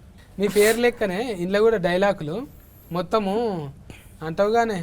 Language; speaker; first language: Telugu; native; Telugu